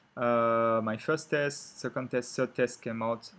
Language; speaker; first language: English; non-native, fluent; French